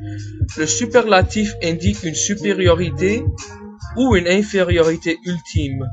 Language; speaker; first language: French; non-native, fluent; English